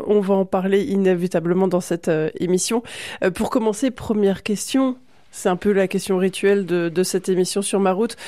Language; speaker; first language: French; native; French